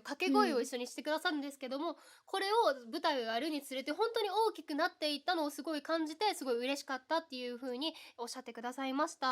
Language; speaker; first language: Japanese; native; Japanese